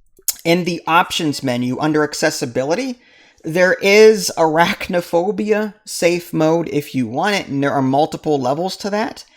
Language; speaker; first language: English; native; English